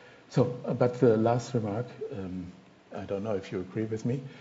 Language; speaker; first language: English; non-native, fluent; German